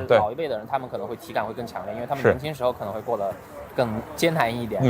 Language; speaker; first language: Chinese; native; Chinese